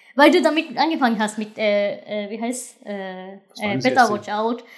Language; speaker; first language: German; non-native, learner; Japanese